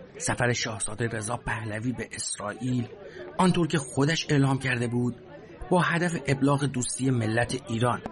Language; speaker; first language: Persian; native; Persian